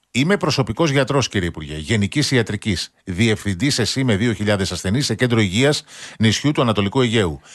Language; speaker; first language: Greek; native; Greek